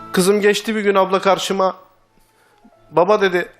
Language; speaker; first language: Turkish; native; Turkish